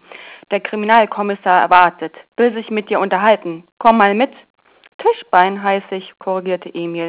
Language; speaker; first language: German; native; German